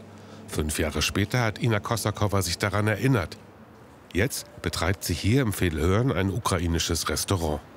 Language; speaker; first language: German; native; German